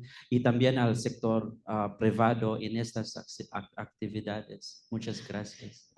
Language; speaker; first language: Spanish; non-native, fluent; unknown